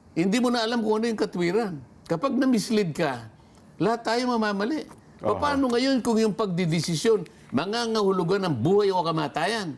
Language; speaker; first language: Filipino; non-native, local second language; Pampanga